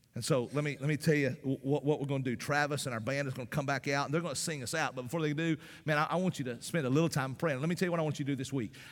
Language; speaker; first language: English; native; English